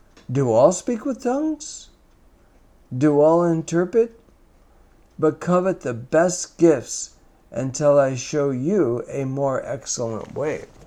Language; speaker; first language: English; native; English